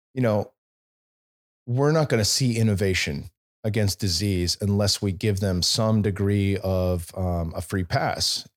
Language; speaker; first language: English; native; English